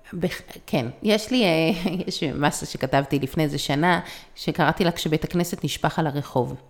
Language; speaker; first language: Hebrew; native; Hebrew